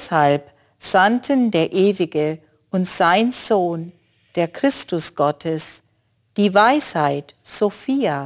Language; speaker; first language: German; native; German